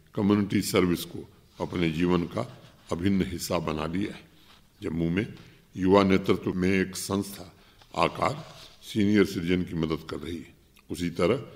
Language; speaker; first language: Hindi; native; Hindi